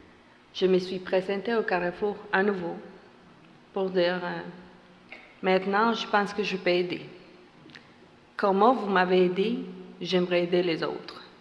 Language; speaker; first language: French; non-native, fluent; Spanish